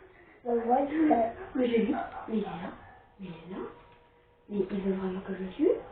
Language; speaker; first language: French; native; French